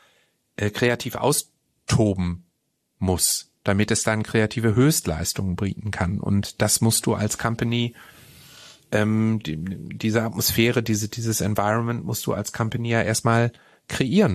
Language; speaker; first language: German; native; German